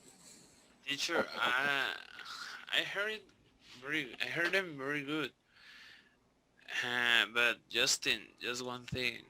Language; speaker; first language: English; non-native, learner; Spanish